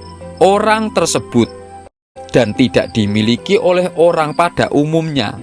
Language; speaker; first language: Indonesian; non-native, local second language; Javanese